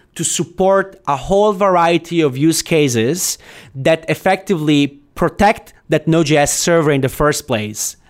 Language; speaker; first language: English; non-native, fluent; Italian